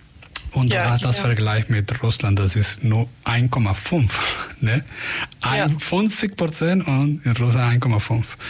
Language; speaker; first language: German; non-native, fluent; Spanish